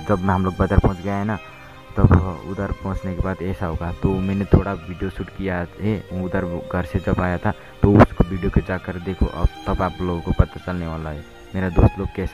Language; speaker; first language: Hindi; non-native, local second language; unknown